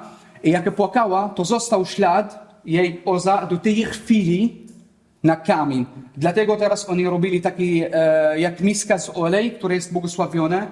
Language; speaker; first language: Polish; non-native, learner; Arabic